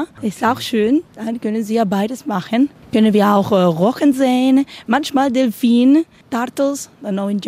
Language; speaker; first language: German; non-native, learner; Spanish